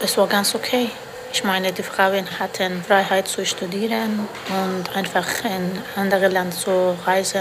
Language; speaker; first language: German; non-native, learner; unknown